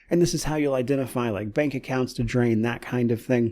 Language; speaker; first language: English; native; English